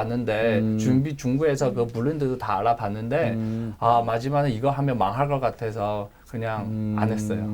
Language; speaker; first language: Korean; non-native, learner; Chinese